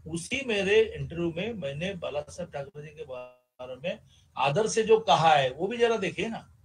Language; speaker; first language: Hindi; non-native, local second language; Marathi